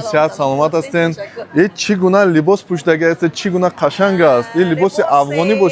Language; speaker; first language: Persian; native; Persian